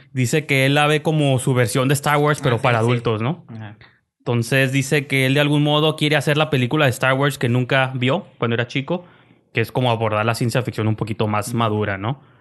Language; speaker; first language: Spanish; native; Spanish